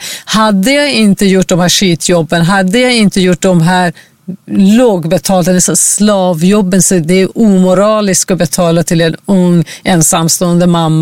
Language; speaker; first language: Swedish; non-native, fluent; Persian